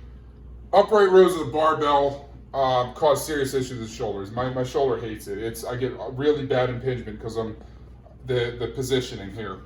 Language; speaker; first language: English; native; English